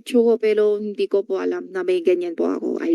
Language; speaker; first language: Filipino; non-native, learner; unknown